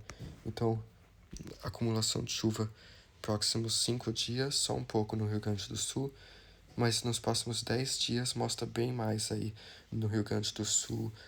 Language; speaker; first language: Portuguese; non-native, learner; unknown